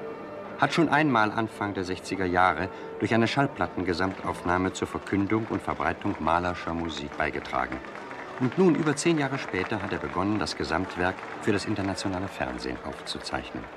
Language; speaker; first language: German; native; German